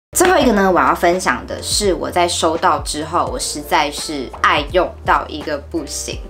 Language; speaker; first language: Chinese; early bilingual, heritage; Chinese